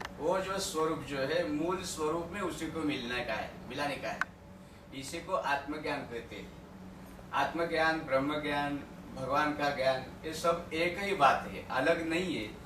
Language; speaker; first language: Hindi; non-native, local second language; Marathi